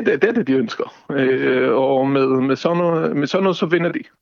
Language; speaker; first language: Danish; non-native, fluent; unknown